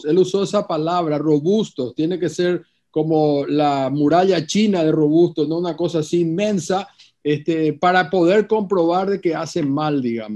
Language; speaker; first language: Spanish; native; Spanish